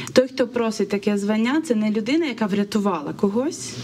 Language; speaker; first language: Ukrainian; native; Ukrainian